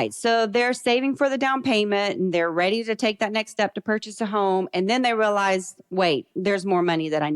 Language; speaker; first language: English; native; English